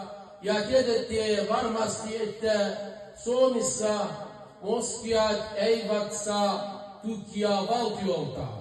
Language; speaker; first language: Finnish; non-native, fluent; Arabic